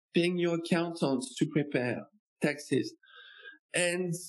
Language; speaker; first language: English; non-native, fluent; French